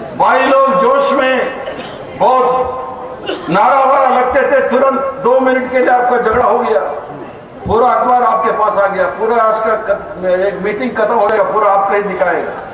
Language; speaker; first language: Hindi; non-native, local second language; Kannada